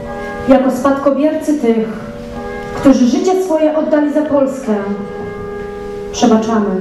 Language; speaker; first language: Polish; native; Polish